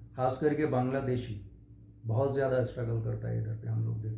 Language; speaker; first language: Hindi; native; Hindi